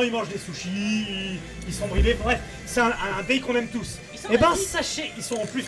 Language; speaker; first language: French; native; French